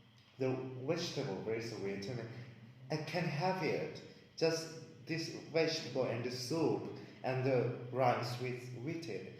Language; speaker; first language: English; non-native, learner; Thai